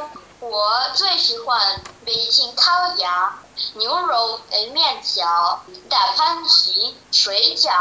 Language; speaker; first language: Chinese; non-native, learner; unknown